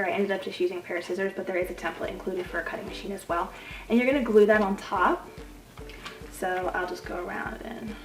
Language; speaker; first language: English; native; English